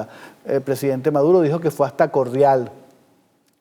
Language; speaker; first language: Spanish; native; Spanish